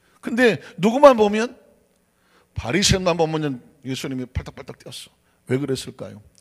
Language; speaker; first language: Korean; native; Korean